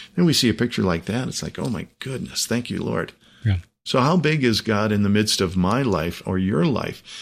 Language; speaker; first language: English; native; English